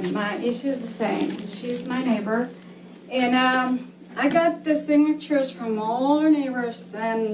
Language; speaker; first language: English; non-native, fluent; Spanish